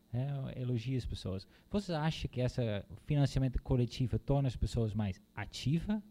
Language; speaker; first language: Portuguese; non-native, fluent; Dutch